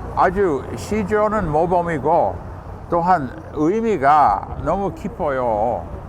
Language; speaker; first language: Korean; non-native, fluent; English